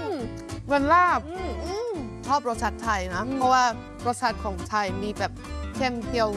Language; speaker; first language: Thai; non-native, learner; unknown